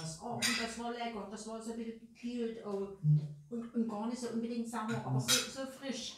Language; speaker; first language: German; native; German